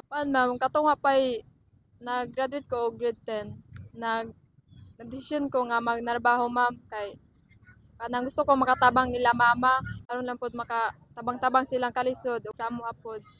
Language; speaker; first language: Cebuano; non-native, local second language; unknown